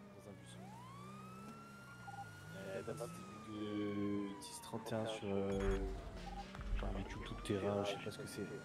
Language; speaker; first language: French; native; French